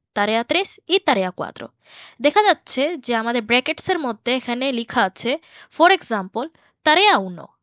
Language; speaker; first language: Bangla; early bilingual, heritage; Bangla